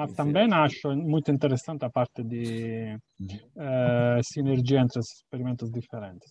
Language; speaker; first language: Portuguese; non-native, fluent; Italian